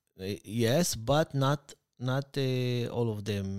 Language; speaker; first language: English; non-native, learner; Hebrew